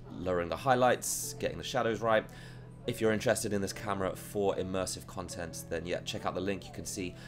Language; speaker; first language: English; native; English